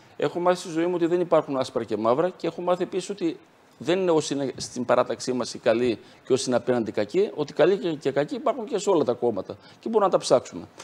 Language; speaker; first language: Greek; native; Greek